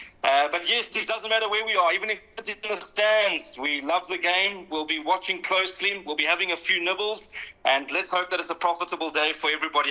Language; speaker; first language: English; native; English